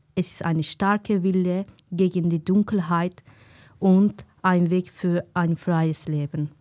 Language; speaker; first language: German; non-native, learner; Kurdish